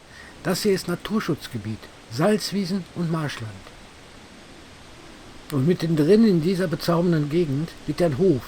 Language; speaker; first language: German; native; German